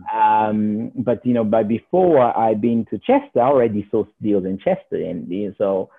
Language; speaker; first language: English; non-native, learner; Portuguese